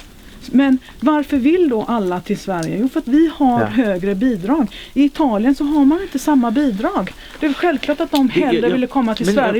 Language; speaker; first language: Swedish; native; Swedish